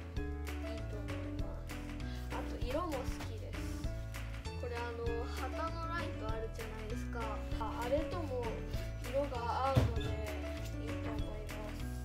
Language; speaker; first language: Japanese; native; Japanese